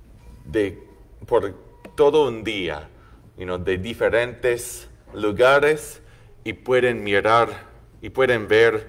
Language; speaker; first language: Spanish; non-native, fluent; English